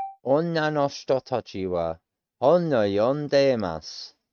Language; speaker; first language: Japanese; non-native, learner; English